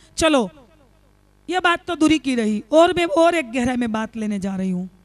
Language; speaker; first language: Hindi; non-native, local second language; Gujarati